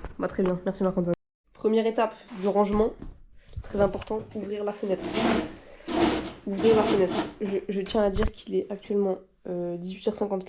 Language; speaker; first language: French; native; French